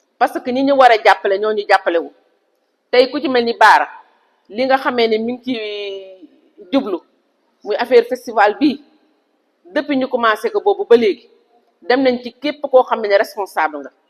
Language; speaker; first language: Wolof; native; Wolof